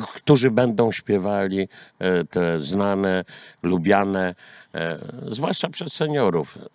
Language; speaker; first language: Polish; native; Polish